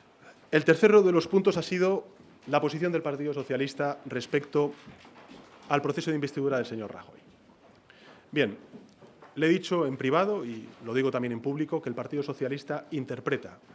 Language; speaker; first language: Spanish; native; Spanish